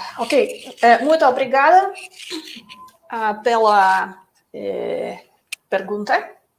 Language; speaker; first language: Portuguese; non-native, learner; Russian